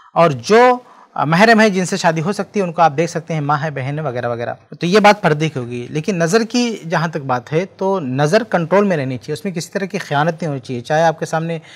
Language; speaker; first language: Hindi; native; Hindi